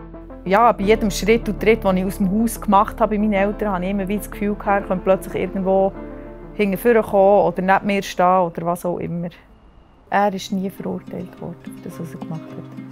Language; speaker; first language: German; native; German